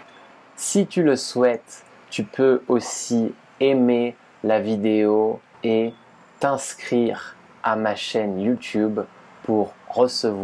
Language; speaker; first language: French; native; French